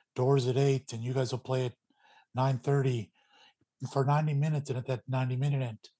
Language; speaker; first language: English; native; English